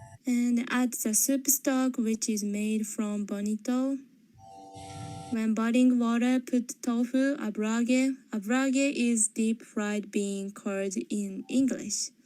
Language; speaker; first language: English; non-native, learner; Japanese